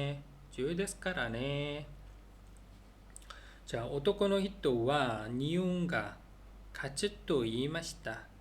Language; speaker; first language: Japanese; non-native, learner; Korean